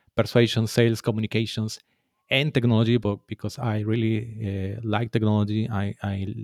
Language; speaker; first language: English; non-native, fluent; Spanish